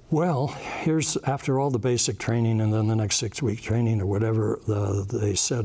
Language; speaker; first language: English; native; English